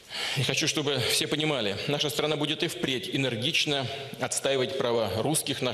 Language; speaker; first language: Russian; native; Russian